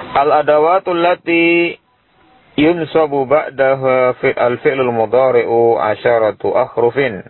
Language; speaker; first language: Arabic; non-native, fluent; Indonesian